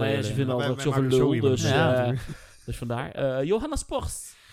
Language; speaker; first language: Dutch; native; Dutch